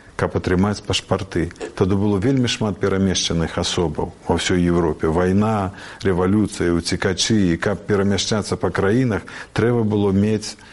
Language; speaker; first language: Belarusian; native; Belarusian